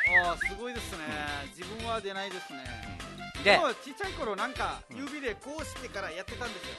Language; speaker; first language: Japanese; non-native, fluent; Nepali